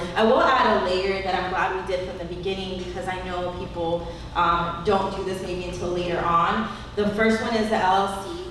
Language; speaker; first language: English; native; English